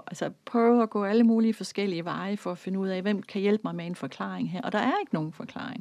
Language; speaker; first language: Danish; native; Danish